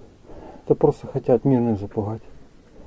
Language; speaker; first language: Russian; native; Russian